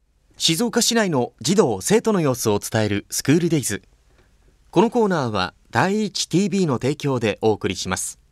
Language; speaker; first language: Japanese; native; Japanese